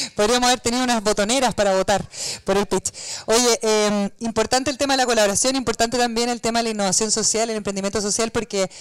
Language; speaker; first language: Spanish; native; Spanish